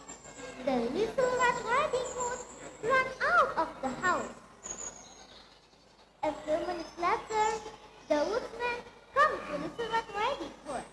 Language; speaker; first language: English; non-native, learner; Indonesian